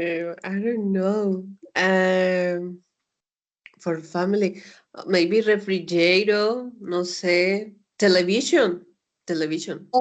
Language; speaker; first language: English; non-native, learner; Spanish